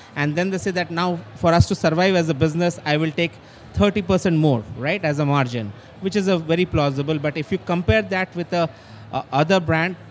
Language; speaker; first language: English; non-native, local second language; Bangla